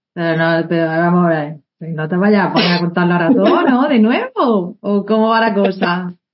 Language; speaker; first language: Spanish; native; Spanish